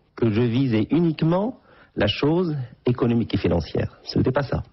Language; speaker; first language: French; non-native, local second language; Arabic